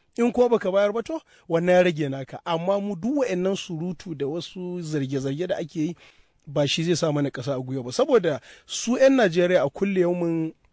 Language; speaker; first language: Hausa; native; Hausa